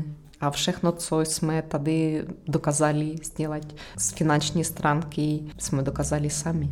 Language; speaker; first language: Czech; non-native, learner; Ukrainian